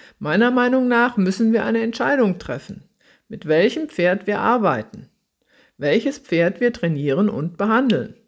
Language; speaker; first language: German; native; German